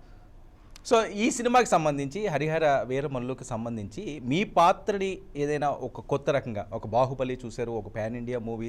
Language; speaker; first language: Telugu; native; Telugu